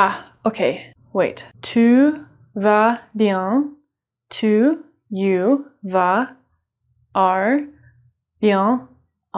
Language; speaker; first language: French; non-native, learner; English